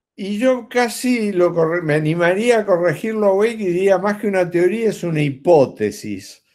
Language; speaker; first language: Spanish; native; Spanish